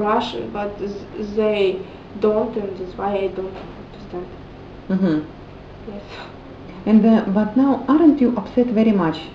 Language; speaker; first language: English; non-native, learner; Russian